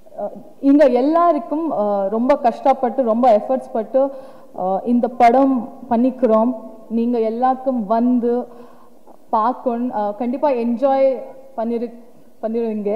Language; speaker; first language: Tamil; non-native, learner; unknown